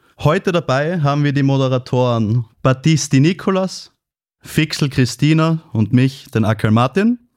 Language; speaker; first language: German; native; German